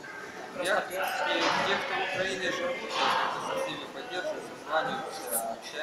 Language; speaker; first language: Russian; native; Russian